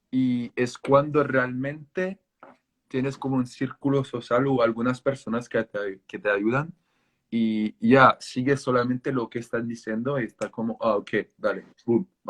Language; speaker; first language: Spanish; non-native, fluent; French